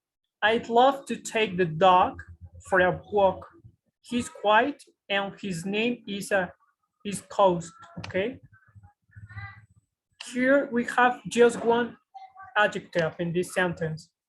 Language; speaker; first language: English; non-native, fluent; Spanish